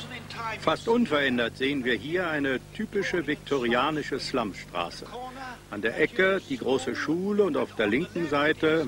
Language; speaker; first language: German; native; German